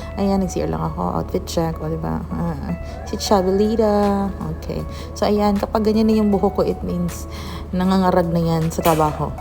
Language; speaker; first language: Filipino; non-native, local second language; Hiligaynon